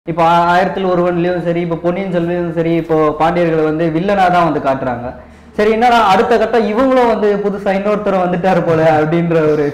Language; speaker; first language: Tamil; native; Tamil